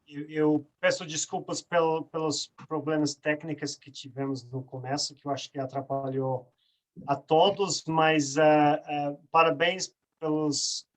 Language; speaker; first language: Portuguese; non-native, fluent; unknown